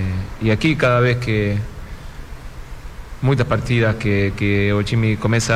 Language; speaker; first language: Portuguese; non-native, fluent; Spanish